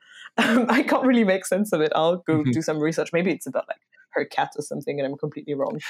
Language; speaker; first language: English; non-native, fluent; French